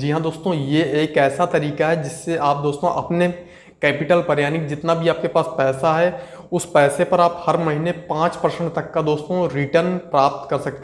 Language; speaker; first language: Hindi; native; Hindi